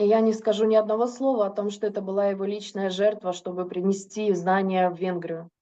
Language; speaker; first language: Russian; native; Russian